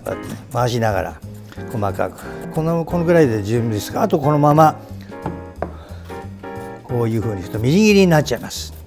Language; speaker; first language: Japanese; native; Japanese